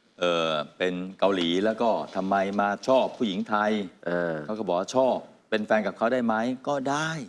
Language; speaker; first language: Thai; native; Thai